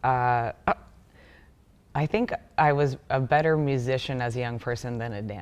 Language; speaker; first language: English; native; English